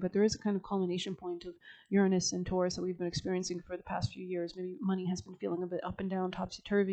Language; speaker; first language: English; native; English